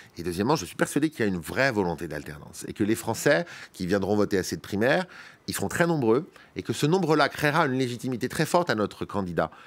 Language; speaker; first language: French; native; French